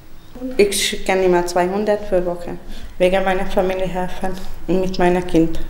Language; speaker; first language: German; non-native, learner; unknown